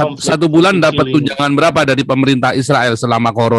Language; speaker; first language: Indonesian; native; Indonesian